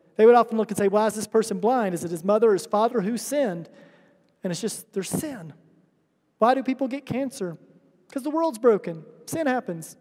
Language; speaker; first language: English; native; English